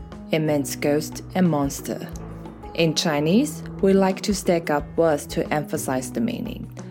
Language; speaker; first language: English; non-native, fluent; Chinese